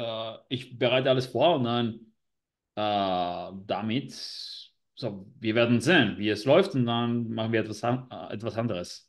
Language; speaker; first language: German; non-native, learner; Spanish